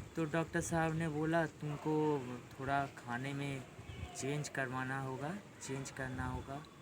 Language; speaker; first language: Hindi; non-native, local second language; Bangla